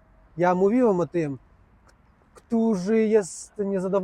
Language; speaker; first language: Polish; non-native, learner; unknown